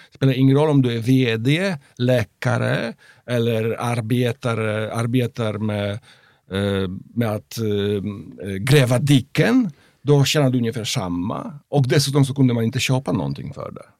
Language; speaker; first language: Swedish; non-native, fluent; Polish